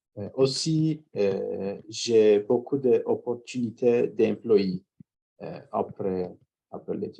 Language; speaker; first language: French; non-native, learner; Turkish